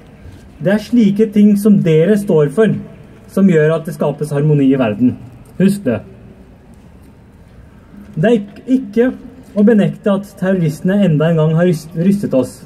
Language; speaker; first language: Norwegian; early bilingual, other home language; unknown